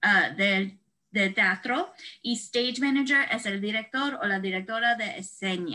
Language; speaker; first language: Spanish; non-native, fluent; English